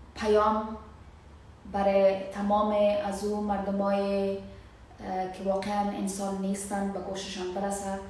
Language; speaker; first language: Persian; native; Persian